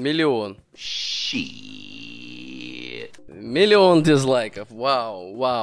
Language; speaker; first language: Russian; native; Russian